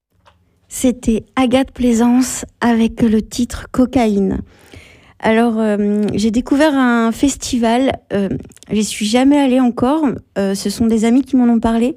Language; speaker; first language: French; native; French